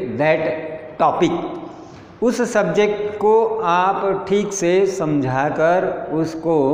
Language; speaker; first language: Hindi; non-native, local second language; Gujarati